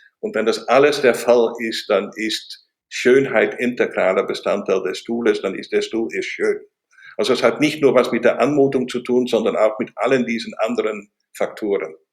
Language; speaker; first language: German; non-native, fluent; Dutch